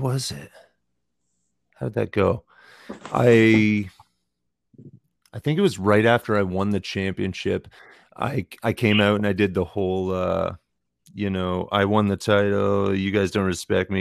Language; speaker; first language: English; native; English